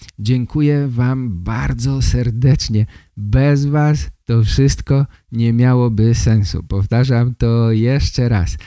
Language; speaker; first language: Polish; native; Polish